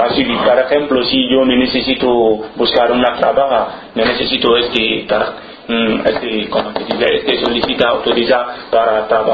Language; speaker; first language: Spanish; non-native, learner; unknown